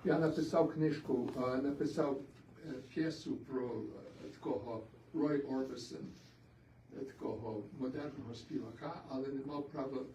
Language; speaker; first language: Ukrainian; early bilingual, other home language; English